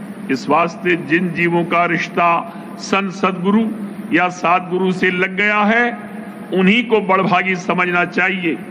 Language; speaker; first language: Hindi; native; Hindi